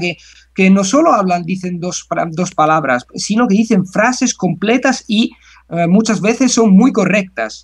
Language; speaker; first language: Spanish; non-native, fluent; Italian